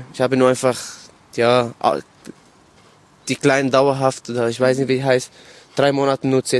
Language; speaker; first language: German; non-native, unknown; Arabic